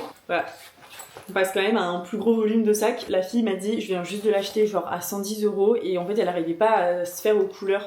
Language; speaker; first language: French; native; French